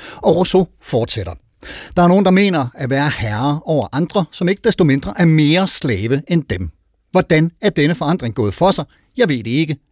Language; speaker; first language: Danish; native; Danish